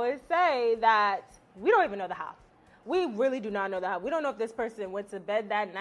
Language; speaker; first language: English; native; English